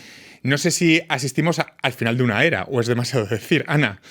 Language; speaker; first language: Spanish; native; Spanish